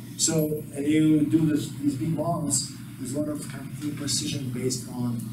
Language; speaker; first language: English; non-native, fluent; Slovak